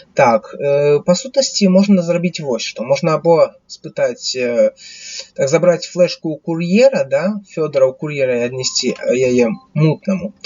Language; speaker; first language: Belarusian; non-native, local second language; Russian